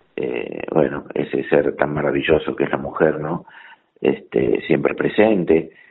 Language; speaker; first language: Spanish; native; Spanish